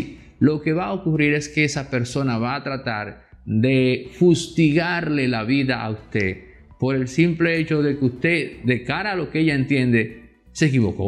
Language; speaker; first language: Spanish; native; Spanish